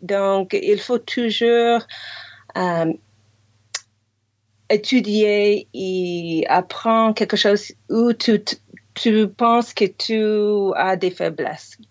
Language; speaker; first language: French; non-native, fluent; English